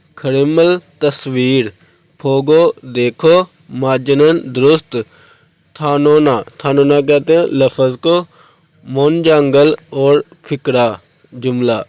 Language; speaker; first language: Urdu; non-native, local second language; Punjabi